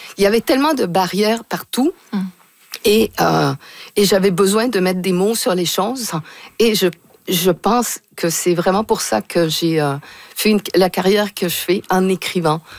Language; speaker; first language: French; native; French